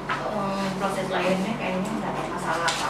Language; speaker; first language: Indonesian; native; Indonesian